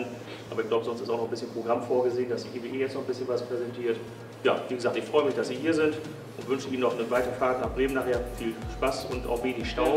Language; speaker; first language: German; native; German